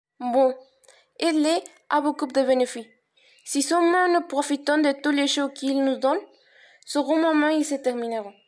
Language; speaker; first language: French; non-native, learner; Spanish